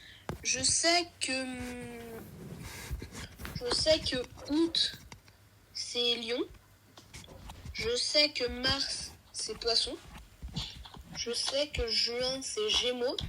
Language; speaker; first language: French; native; French